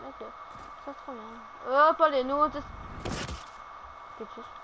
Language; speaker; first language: French; native; French